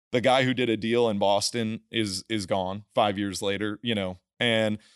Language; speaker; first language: English; native; English